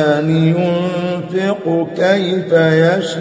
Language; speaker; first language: Arabic; native; Arabic